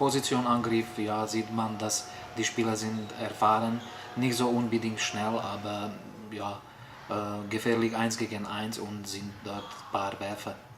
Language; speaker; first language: German; non-native, fluent; Slovak